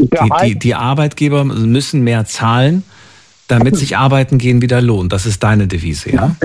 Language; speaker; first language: German; native; German